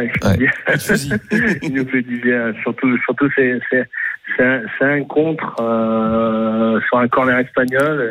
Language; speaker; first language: French; native; French